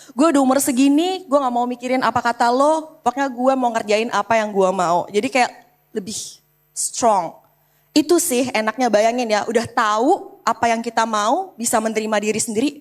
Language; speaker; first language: Indonesian; native; Indonesian